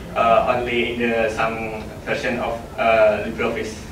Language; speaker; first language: English; non-native, learner; Indonesian